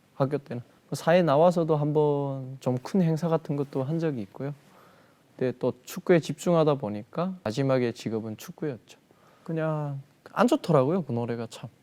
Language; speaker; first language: Korean; native; Korean